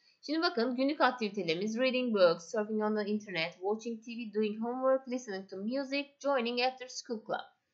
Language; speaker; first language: English; non-native, fluent; Turkish